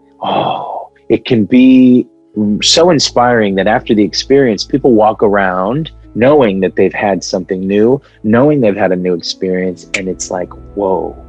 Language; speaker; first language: English; early bilingual, other home language; Arabic